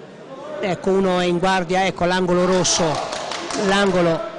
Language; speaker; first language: Italian; native; Italian